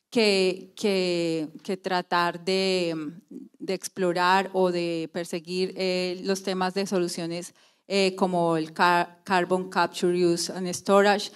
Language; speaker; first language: Spanish; native; Spanish